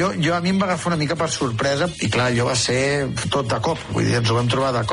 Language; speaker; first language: Catalan; native; Catalan